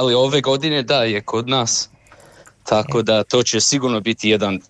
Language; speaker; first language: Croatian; early bilingual, heritage; Croatian